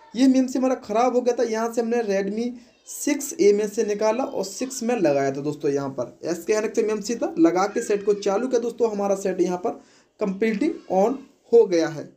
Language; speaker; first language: Hindi; native; Hindi